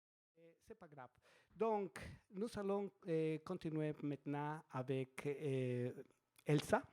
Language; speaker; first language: French; non-native, fluent; Spanish